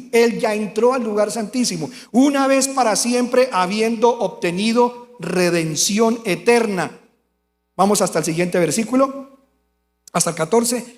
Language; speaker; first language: Spanish; native; Spanish